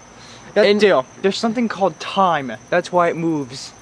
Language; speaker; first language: English; native; English